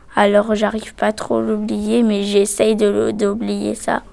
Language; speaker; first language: French; non-native, fluent; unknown